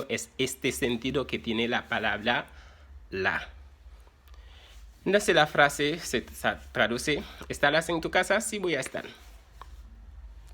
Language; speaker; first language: Spanish; non-native, fluent; Haitian Creole